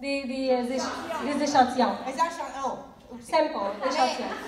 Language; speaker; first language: French; native; French